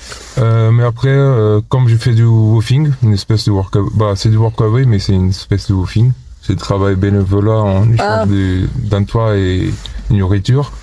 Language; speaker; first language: French; non-native, fluent; Portuguese